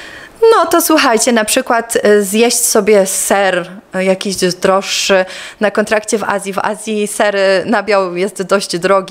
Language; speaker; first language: Polish; native; Polish